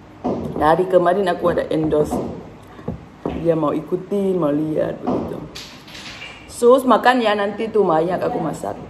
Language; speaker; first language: Indonesian; native; Indonesian